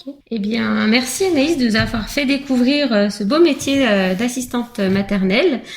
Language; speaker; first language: French; native; French